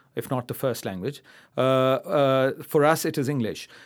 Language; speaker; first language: English; non-native, local second language; Urdu